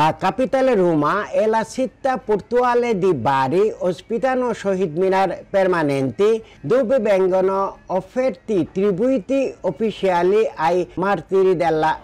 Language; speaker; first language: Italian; non-native, fluent; Bangla